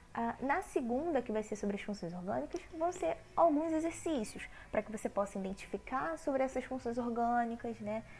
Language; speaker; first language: Portuguese; native; Portuguese